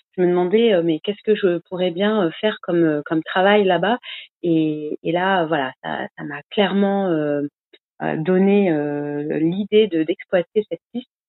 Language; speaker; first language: French; native; French